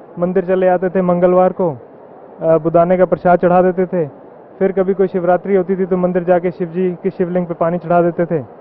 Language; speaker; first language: Hindi; native; Hindi